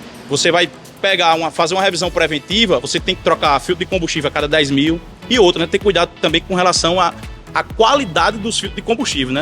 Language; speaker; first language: Portuguese; native; Portuguese